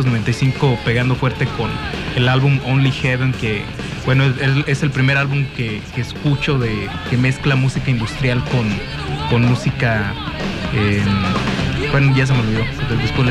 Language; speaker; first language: Spanish; native; Spanish